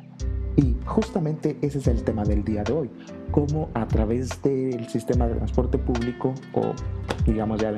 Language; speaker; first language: Spanish; native; Spanish